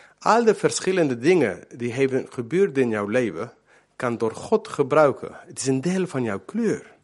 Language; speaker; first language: Dutch; non-native, fluent; Spanish